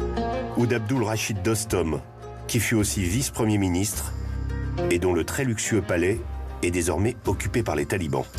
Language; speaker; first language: French; native; French